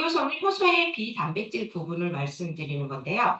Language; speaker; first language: Korean; native; Korean